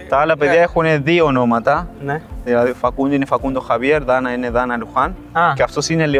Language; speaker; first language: Greek; non-native, fluent; Spanish